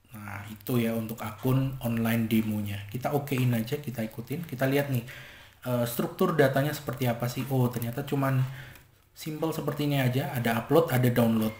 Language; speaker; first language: Indonesian; native; Indonesian